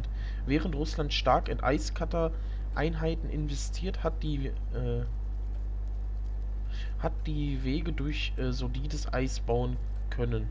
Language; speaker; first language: German; native; German